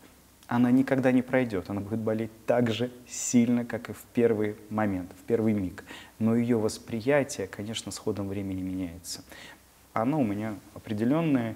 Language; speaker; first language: Russian; native; Russian